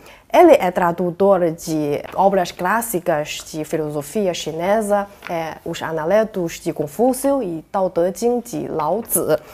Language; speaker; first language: Portuguese; non-native, fluent; Chinese